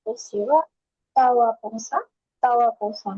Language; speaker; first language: Japanese; non-native, learner; Indonesian